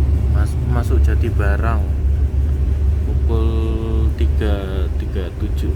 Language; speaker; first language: Indonesian; native; Indonesian